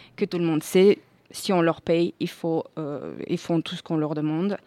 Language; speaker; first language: French; non-native, fluent; Spanish